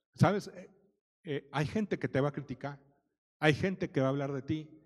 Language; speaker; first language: Spanish; native; Spanish